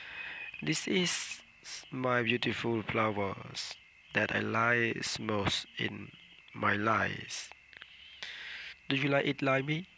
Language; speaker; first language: English; non-native, learner; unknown